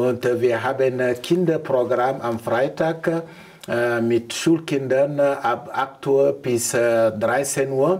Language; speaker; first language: German; non-native, learner; Mandingo